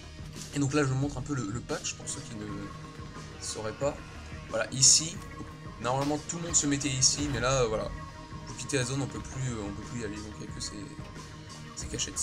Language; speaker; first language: French; native; French